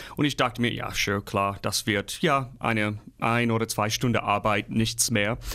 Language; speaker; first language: German; non-native, fluent; English